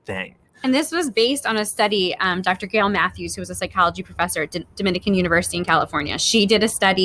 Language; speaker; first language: English; native; English